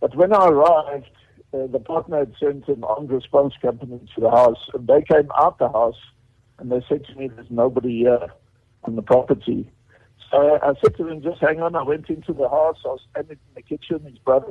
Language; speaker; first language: English; native; English